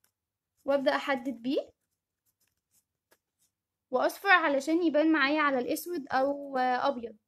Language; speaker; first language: Arabic; native; Arabic